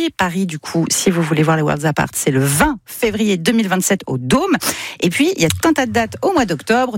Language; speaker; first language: French; native; French